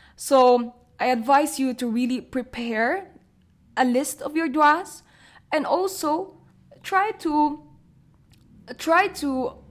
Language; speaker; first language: English; non-native, local second language; Filipino